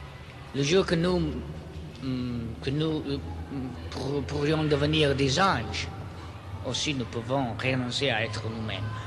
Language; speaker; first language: French; non-native, fluent; Italian